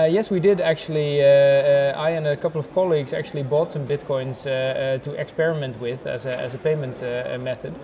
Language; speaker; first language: English; non-native, fluent; Dutch